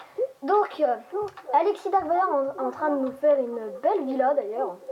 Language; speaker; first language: French; native; French